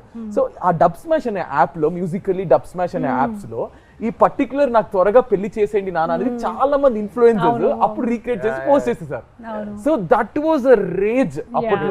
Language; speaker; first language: Telugu; native; Telugu